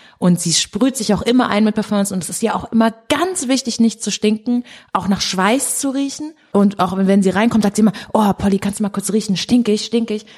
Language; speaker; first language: German; early bilingual, other home language; Portuguese